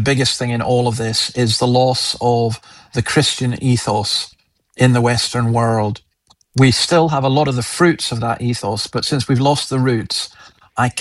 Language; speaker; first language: English; native; English